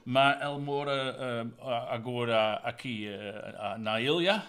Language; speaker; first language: Portuguese; non-native, learner; Dutch